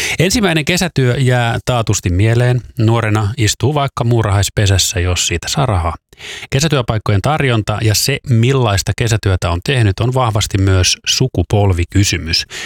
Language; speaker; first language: Finnish; native; Finnish